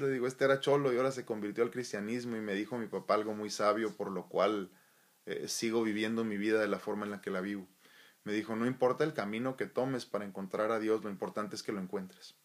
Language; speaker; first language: Spanish; native; Spanish